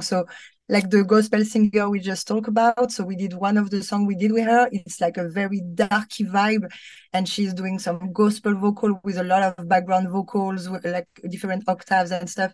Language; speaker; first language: English; non-native, fluent; French